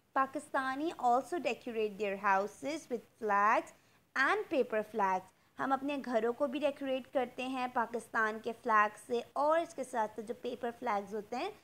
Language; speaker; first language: Urdu; native; Urdu